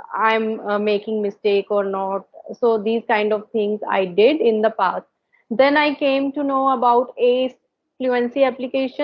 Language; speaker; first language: English; non-native, learner; Hindi